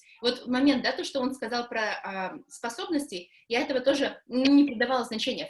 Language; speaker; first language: Russian; native; Russian